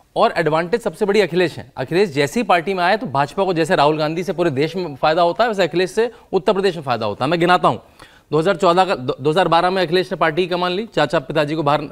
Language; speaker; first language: Hindi; native; Hindi